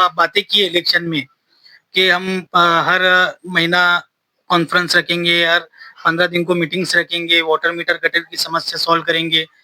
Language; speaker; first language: Hindi; native; Hindi